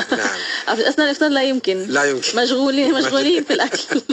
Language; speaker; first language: Arabic; non-native, fluent; Malay